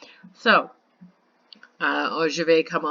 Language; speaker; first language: French; non-native, fluent; English